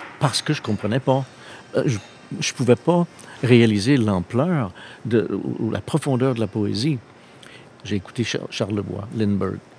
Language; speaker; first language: French; non-native, local second language; English